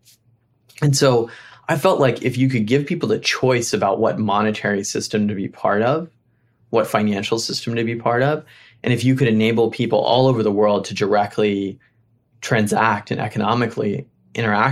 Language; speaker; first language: English; native; English